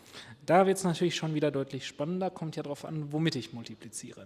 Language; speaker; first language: German; native; German